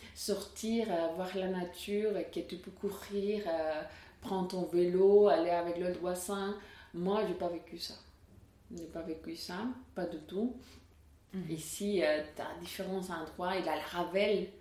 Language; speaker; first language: French; non-native, learner; Spanish